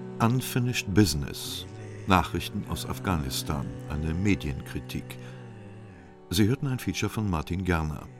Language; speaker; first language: German; native; German